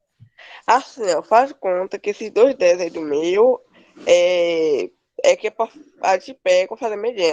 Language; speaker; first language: Portuguese; native; Portuguese